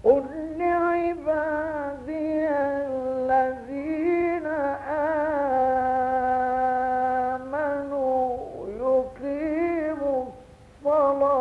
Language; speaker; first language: Arabic; native; Arabic